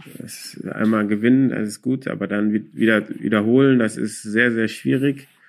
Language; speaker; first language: German; early bilingual, other home language; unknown